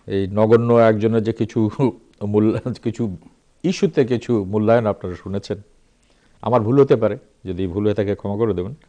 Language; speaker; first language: Bangla; native; Bangla